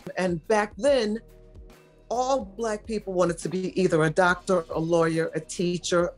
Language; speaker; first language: English; native; English